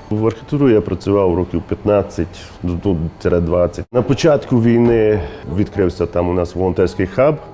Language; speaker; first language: Ukrainian; native; Ukrainian